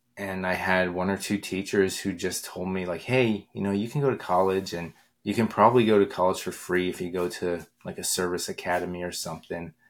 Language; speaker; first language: English; native; English